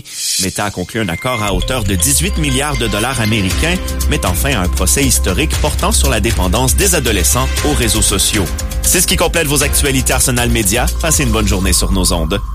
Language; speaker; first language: French; native; French